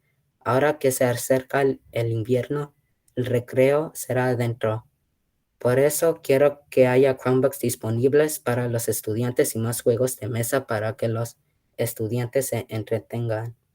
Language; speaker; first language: Spanish; early bilingual, heritage; Spanish